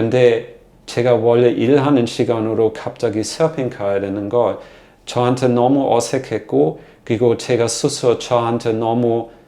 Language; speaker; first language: Korean; non-native, learner; German